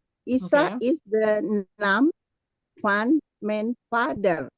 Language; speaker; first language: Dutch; non-native, learner; Indonesian